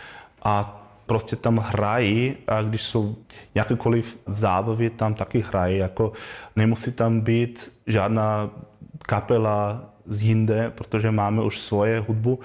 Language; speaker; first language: Czech; non-native, fluent; German